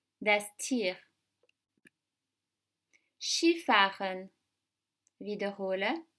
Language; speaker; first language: German; non-native, fluent; French